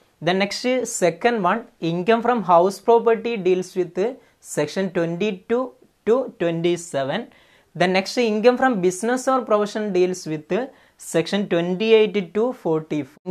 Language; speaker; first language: English; non-native, local second language; Malayalam